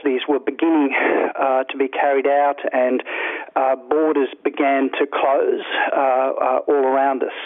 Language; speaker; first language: English; native; English